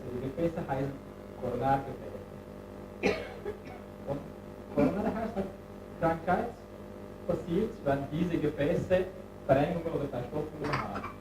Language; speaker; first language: German; non-native, learner; Turkish